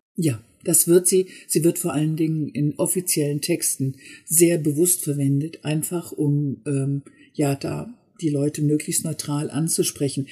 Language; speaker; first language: German; native; German